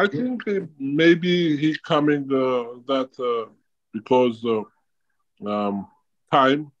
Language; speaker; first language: English; non-native, learner; Georgian